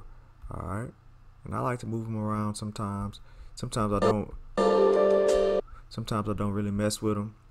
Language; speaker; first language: English; native; English